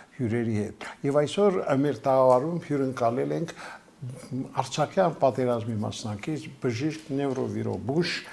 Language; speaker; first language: Armenian; native; Armenian